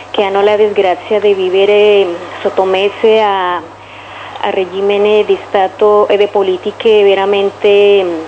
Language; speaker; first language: Italian; non-native, learner; Spanish